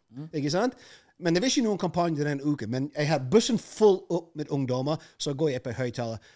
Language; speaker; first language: Norwegian; non-native, fluent; English